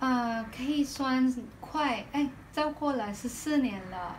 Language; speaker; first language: Chinese; non-native, learner; Filipino